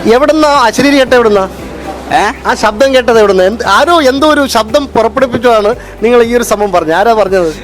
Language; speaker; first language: Malayalam; native; Malayalam